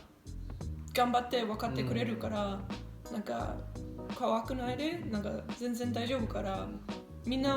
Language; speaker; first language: Japanese; non-native, fluent; English